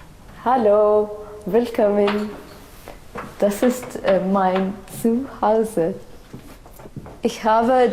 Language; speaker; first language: German; non-native, learner; Arabic